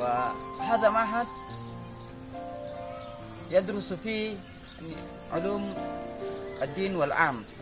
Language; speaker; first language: Arabic; non-native, learner; Indonesian